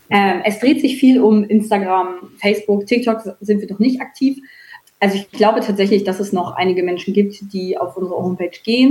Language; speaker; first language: German; native; German